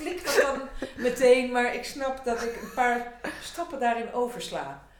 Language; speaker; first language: Dutch; native; Dutch